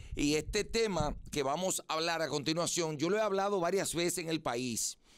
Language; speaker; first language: Spanish; native; Spanish